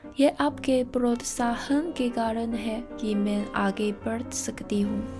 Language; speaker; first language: Hindi; non-native, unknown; Chinese